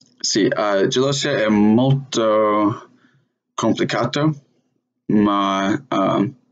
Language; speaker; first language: Italian; non-native, learner; English